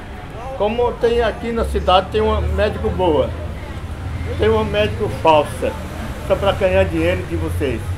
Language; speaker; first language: Portuguese; non-native, local second language; Yanomámi